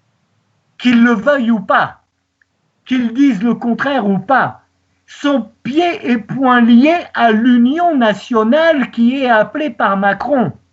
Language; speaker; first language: French; native; French